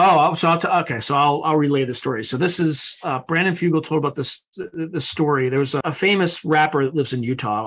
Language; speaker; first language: English; native; English